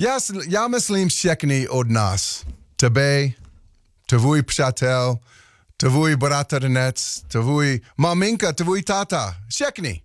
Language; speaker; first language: Czech; non-native, learner; English